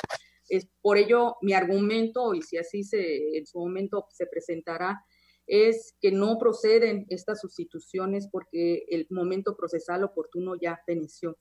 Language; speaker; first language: Spanish; native; Spanish